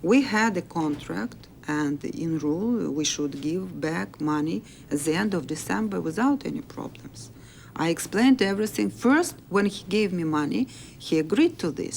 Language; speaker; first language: English; non-native, learner; Russian